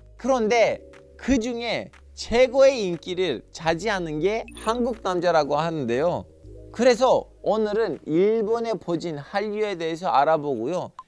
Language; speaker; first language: Korean; non-native, fluent; Turkish